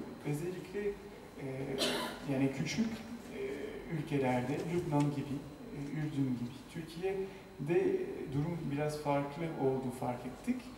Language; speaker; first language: Turkish; non-native, fluent; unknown